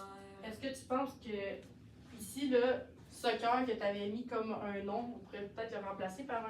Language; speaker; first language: French; native; French